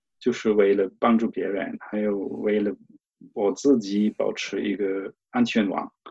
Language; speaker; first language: Chinese; non-native, fluent; German